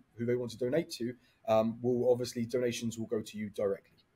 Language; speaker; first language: English; native; English